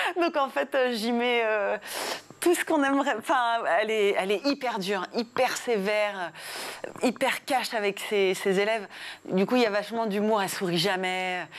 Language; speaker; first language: French; early bilingual, other home language; English